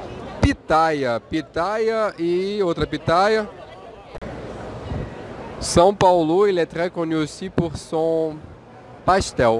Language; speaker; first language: French; non-native, fluent; Portuguese